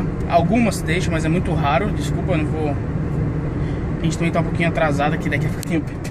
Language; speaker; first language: Portuguese; native; Portuguese